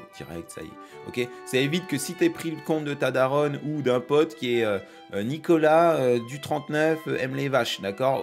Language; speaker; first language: French; native; French